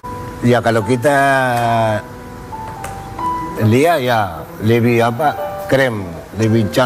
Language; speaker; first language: Indonesian; non-native, fluent; Spanish